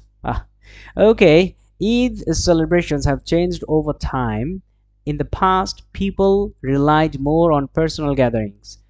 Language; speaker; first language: English; non-native, local second language; Bangla